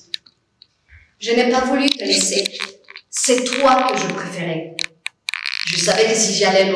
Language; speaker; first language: French; non-native, fluent; Spanish